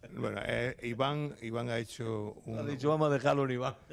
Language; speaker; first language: Spanish; native; Spanish